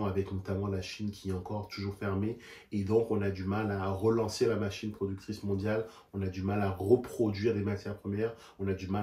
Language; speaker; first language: French; native; French